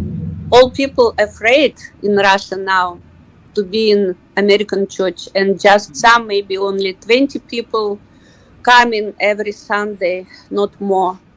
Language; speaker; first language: English; non-native, learner; Russian